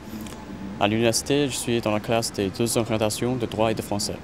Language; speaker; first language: French; non-native, fluent; Chinese